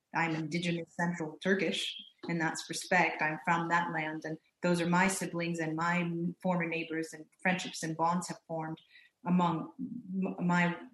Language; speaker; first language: English; early bilingual, other home language; Turkish